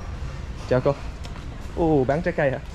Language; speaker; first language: Vietnamese; early bilingual, heritage; Vietnamese